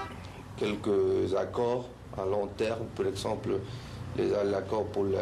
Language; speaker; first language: French; non-native, learner; Spanish